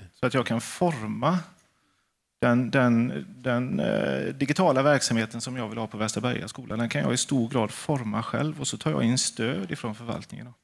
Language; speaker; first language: Swedish; native; Swedish